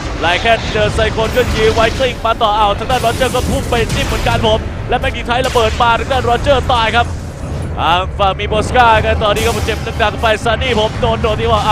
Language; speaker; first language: Thai; native; Thai